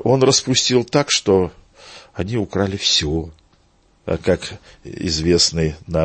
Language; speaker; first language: Russian; native; Russian